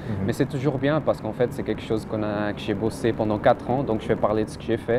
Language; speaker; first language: French; non-native, fluent; Portuguese